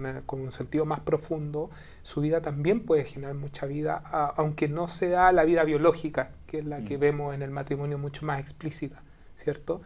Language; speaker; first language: Spanish; native; Spanish